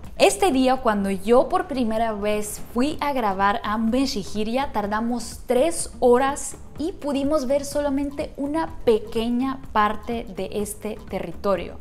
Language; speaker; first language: Spanish; non-native, fluent; Ukrainian